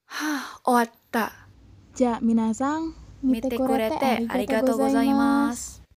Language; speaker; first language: Japanese; non-native, learner; Indonesian